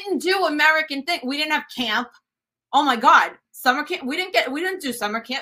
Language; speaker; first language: English; early bilingual, other home language; Italian